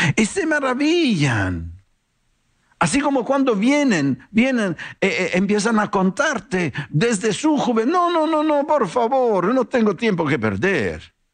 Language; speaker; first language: Spanish; non-native, fluent; Italian